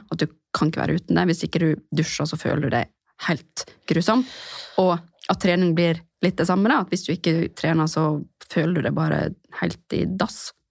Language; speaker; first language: Norwegian; native; Norwegian